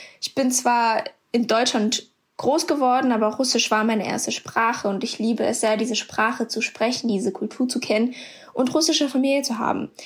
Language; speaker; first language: German; early bilingual, other home language; Russian